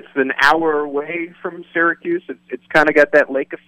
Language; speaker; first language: English; native; English